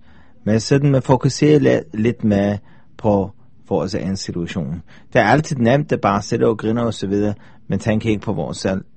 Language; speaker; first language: Danish; non-native, fluent; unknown